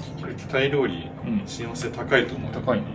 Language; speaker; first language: Japanese; native; Japanese